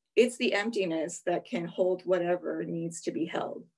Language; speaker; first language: English; native; English